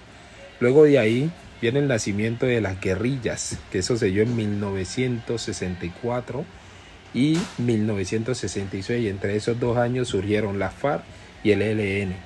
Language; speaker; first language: Spanish; native; Spanish